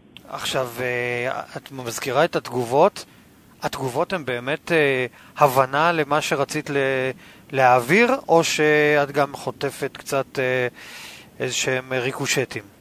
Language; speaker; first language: Hebrew; native; Hebrew